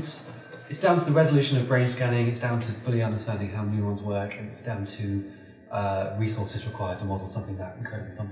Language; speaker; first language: English; native; English